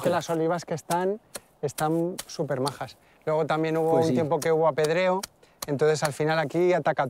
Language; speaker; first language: Spanish; native; Spanish